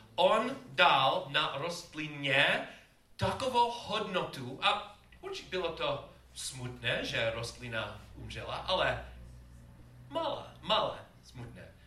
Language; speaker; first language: Czech; non-native, learner; English